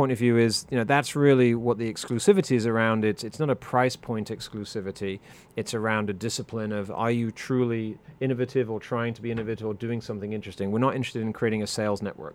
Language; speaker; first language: English; non-native, local second language; French